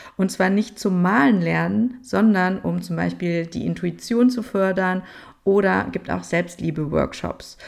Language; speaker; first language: German; native; German